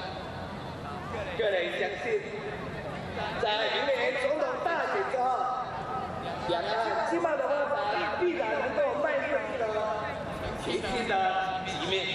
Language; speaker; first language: Chinese; native; Chinese